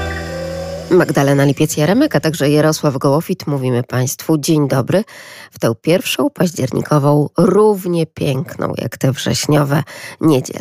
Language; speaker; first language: Polish; native; Polish